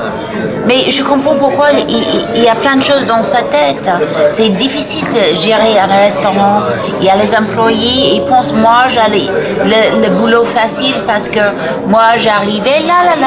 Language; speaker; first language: French; non-native, fluent; English